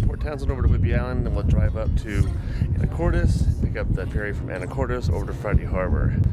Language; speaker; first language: English; native; English